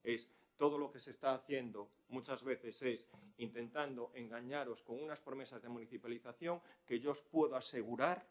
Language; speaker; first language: Spanish; native; Spanish